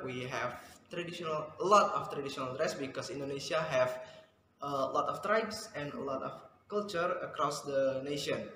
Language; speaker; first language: English; non-native, fluent; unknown